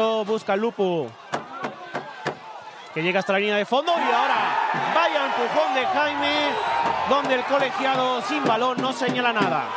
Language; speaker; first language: Spanish; native; Spanish